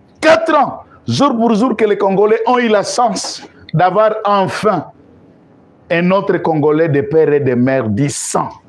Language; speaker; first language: French; non-native, local second language; Lingala